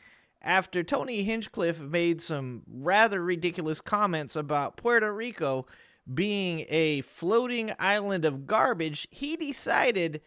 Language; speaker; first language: English; native; English